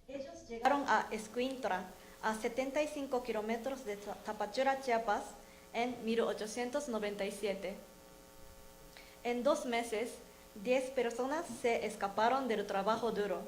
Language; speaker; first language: Spanish; non-native, learner; Japanese